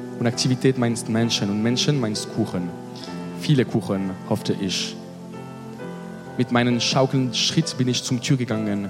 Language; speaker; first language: German; non-native, learner; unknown